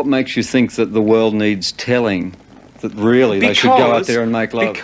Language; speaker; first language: English; native; English